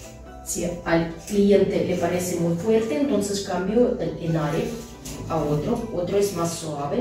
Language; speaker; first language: Spanish; non-native, fluent; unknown